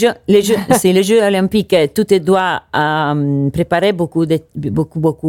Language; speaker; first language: French; non-native, learner; Italian